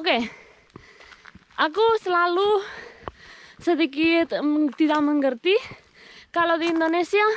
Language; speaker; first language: Indonesian; non-native, fluent; Spanish